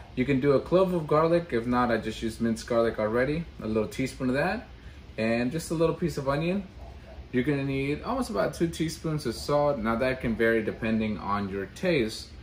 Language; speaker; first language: English; early bilingual, other home language; Spanish